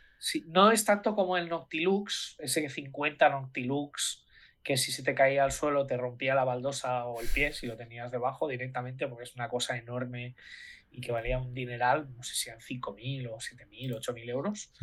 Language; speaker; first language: Spanish; native; Spanish